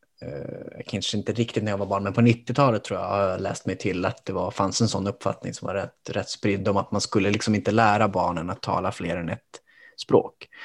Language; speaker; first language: Swedish; native; Swedish